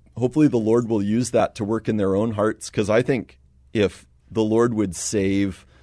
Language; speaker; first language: English; native; English